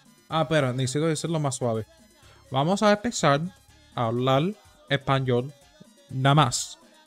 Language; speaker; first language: Spanish; early bilingual, heritage; Spanish